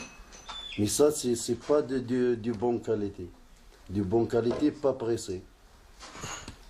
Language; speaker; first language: French; non-native, learner; Arabic